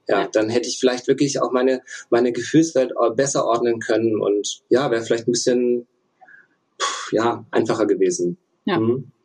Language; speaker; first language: German; early bilingual, other home language; Russian